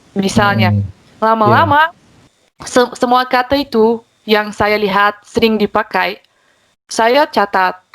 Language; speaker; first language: Indonesian; non-native, fluent; Bulgarian